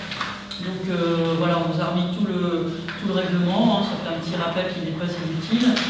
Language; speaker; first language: French; native; French